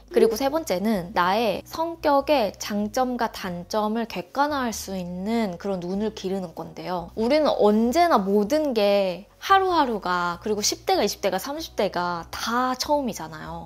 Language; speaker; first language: Korean; native; Korean